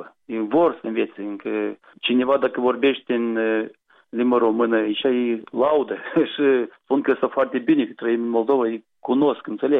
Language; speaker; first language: Romanian; non-native, local second language; Gagauz